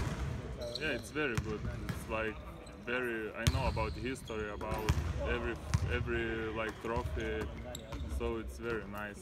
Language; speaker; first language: English; non-native, learner; Lithuanian